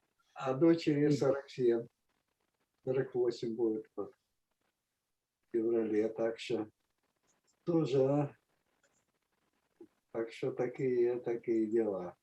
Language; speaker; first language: Russian; native; Russian